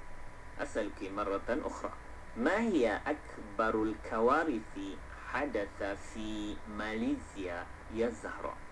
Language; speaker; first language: Arabic; non-native, fluent; Malay